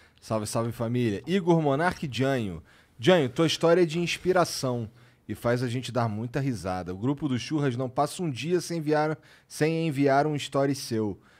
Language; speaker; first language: Portuguese; native; Portuguese